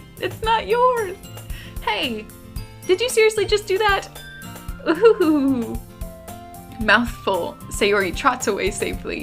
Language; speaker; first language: English; native; English